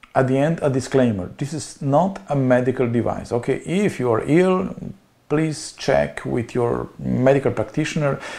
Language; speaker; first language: English; non-native, learner; Slovenian